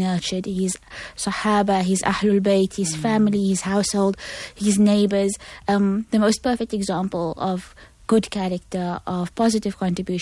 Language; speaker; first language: English; native; English